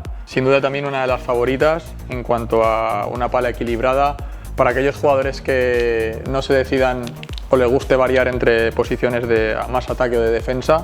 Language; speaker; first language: Spanish; native; Spanish